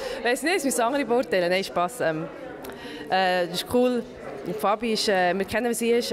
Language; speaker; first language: German; native; German